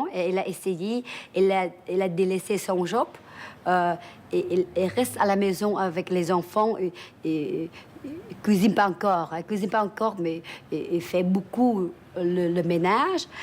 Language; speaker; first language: French; early bilingual, other home language; Vietnamese